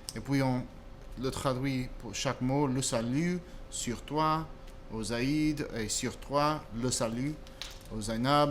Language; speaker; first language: French; non-native, fluent; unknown